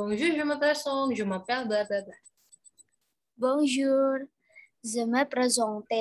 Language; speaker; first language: French; non-native, fluent; Indonesian